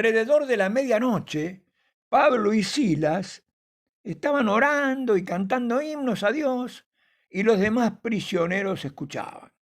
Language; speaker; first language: Spanish; native; Spanish